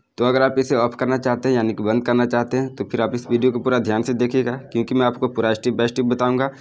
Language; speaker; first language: Hindi; native; Hindi